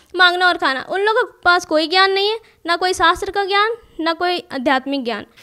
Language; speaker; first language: Hindi; native; Hindi